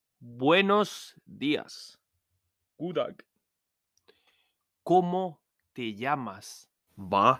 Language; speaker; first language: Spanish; non-native, fluent; Norwegian